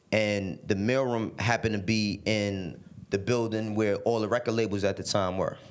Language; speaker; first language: English; native; English